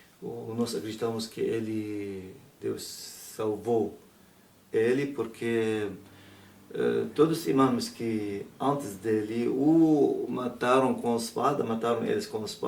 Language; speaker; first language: Portuguese; non-native, learner; Arabic